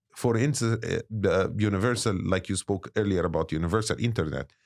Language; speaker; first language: English; non-native, fluent; Arabic